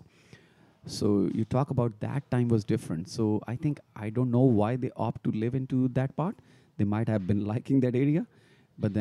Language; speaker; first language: English; non-native, local second language; Punjabi